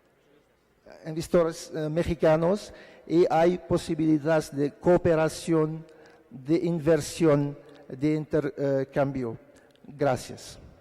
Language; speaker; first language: Spanish; non-native, fluent; Arabic